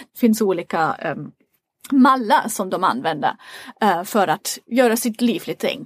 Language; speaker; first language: Swedish; non-native, fluent; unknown